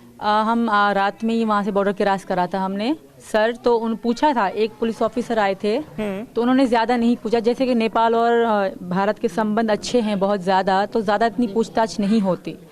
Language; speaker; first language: Urdu; non-native, local second language; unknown